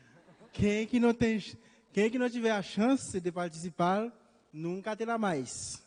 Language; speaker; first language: Portuguese; non-native, fluent; Haitian Creole